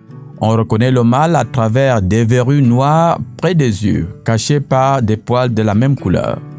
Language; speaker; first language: French; native; French